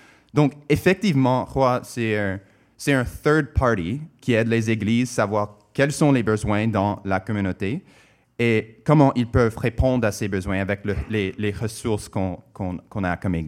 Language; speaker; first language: French; non-native, local second language; English